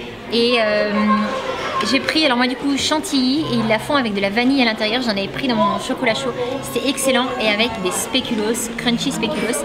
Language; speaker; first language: French; native; French